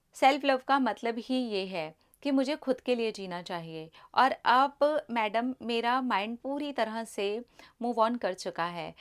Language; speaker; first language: Hindi; native; Hindi